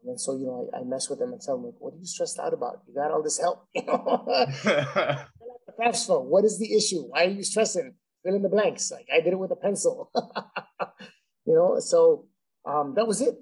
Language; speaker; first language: English; native; English